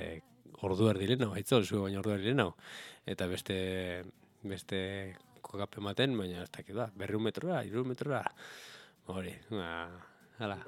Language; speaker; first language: Basque; native; Basque